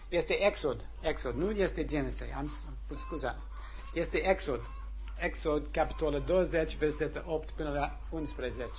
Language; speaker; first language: Romanian; non-native, learner; English